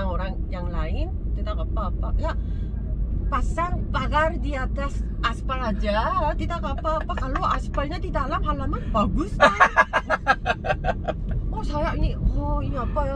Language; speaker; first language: Indonesian; non-native, learner; Korean